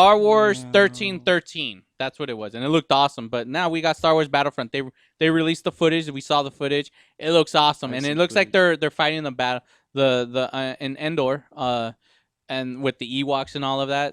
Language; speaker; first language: English; native; English